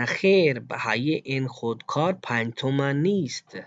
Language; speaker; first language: Persian; non-native, fluent; Urdu